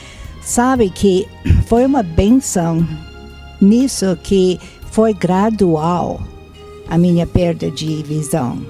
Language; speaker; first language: Portuguese; non-native, fluent; English